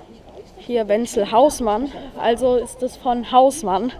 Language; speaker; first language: German; native; German